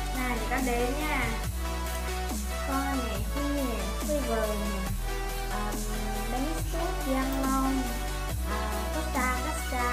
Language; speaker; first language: Vietnamese; early bilingual, heritage; Vietnamese